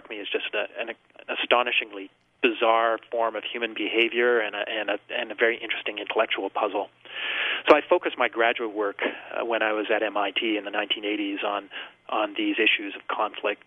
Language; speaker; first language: English; native; English